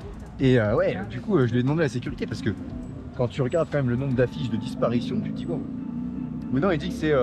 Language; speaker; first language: French; native; French